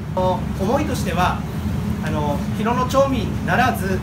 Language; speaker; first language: Japanese; native; Japanese